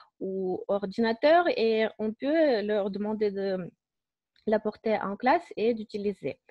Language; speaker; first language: French; non-native, fluent; Russian